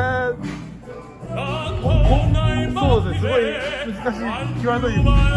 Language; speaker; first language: Japanese; native; Japanese